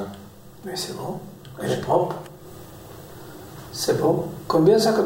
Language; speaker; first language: French; non-native, learner; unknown